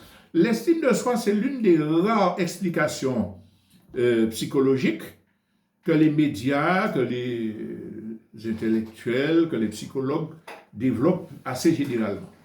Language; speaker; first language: French; native; French